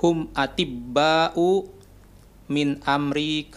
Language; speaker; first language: Arabic; non-native, learner; Indonesian